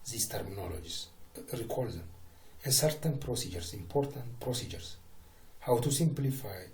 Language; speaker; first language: English; non-native, local second language; Amharic